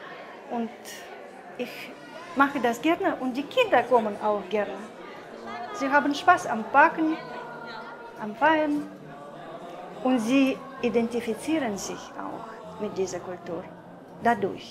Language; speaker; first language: German; non-native, fluent; Russian